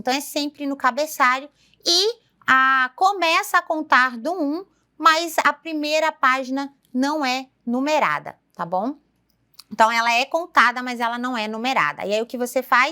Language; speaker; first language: Portuguese; native; Portuguese